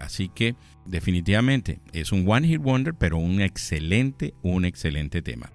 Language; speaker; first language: Spanish; native; Spanish